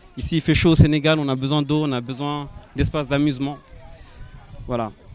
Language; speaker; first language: French; early bilingual, other home language; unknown